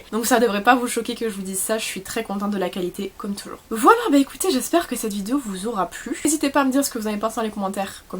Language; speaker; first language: French; native; French